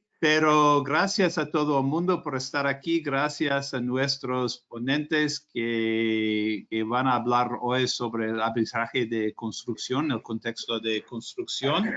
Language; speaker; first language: Spanish; non-native, fluent; English